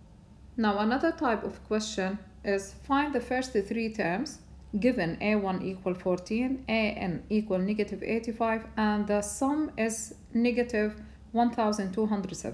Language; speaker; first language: English; non-native, fluent; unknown